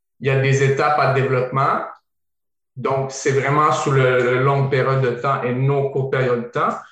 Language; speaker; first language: French; early bilingual, other home language; Bosnian